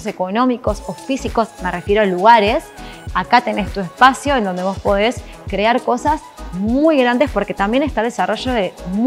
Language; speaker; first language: Spanish; native; Spanish